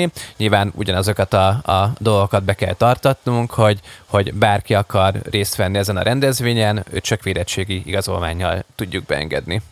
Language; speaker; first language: Hungarian; native; Hungarian